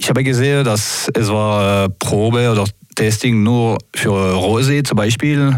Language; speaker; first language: German; non-native, local second language; French